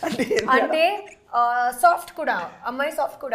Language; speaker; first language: Telugu; non-native, learner; Hindi